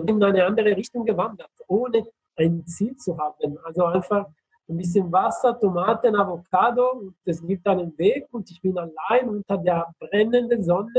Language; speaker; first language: German; non-native, fluent; Italian